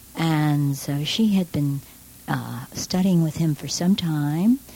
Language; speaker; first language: English; native; English